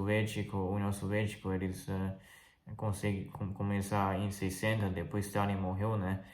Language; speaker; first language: Portuguese; non-native, fluent; Chinese